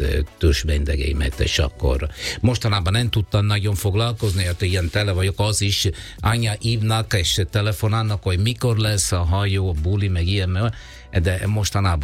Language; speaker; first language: Hungarian; non-native, learner; Italian